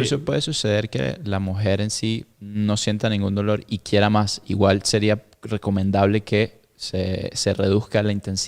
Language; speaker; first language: Spanish; native; Spanish